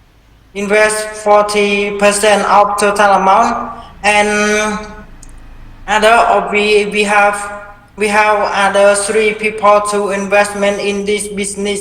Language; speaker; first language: English; non-native, learner; Khmer